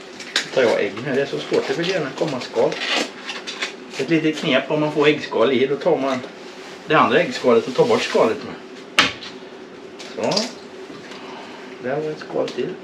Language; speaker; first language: Swedish; native; Swedish